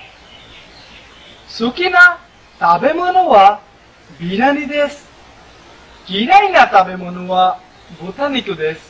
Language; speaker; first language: Japanese; non-native, learner; Bangla